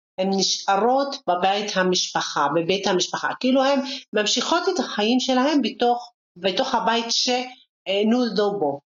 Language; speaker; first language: Hebrew; non-native, local second language; Arabic